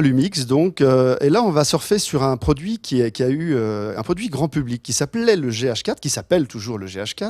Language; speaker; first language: French; native; French